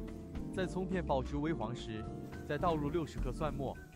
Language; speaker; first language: Chinese; native; Chinese